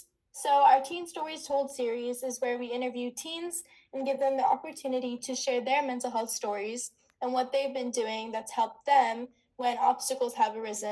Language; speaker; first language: English; native; English